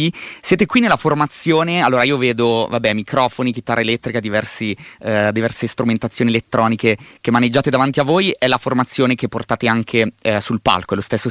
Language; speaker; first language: Italian; native; Italian